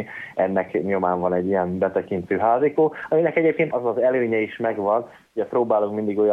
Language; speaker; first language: Hungarian; native; Hungarian